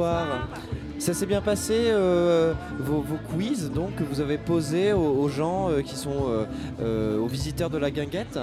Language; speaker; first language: French; native; French